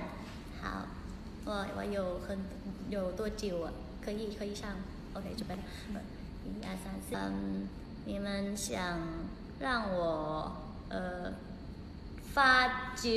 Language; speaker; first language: Chinese; non-native, learner; Thai